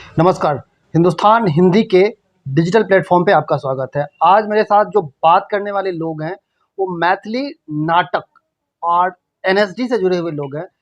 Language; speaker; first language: Hindi; non-native, local second language; Maithili